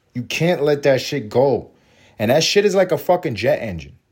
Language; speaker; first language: English; native; English